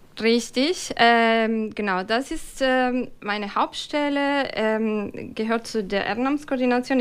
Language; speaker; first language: German; non-native, fluent; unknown